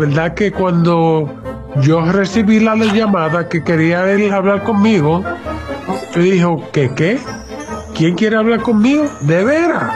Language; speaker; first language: Spanish; early bilingual, heritage; English